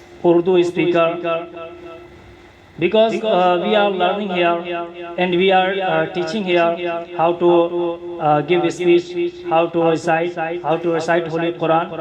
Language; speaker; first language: English; non-native, learner; Urdu